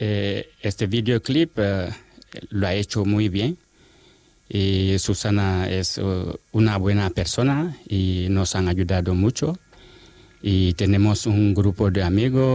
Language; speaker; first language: Spanish; non-native, fluent; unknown